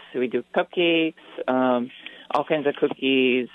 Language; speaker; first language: English; native; English